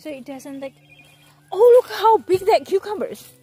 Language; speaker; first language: English; non-native, fluent; Indonesian